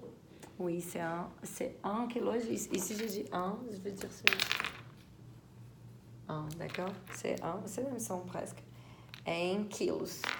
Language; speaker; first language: French; non-native, fluent; Portuguese